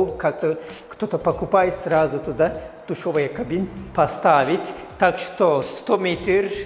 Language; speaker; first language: Russian; non-native, fluent; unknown